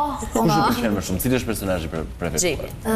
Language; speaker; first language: Albanian; native; Albanian